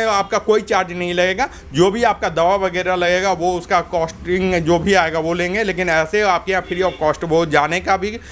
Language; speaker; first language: Hindi; native; Hindi